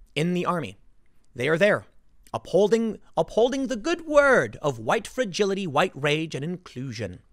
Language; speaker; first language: English; native; English